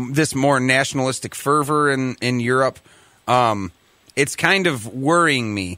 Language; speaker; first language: English; native; English